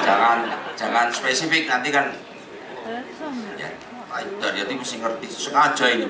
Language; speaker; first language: Indonesian; native; Indonesian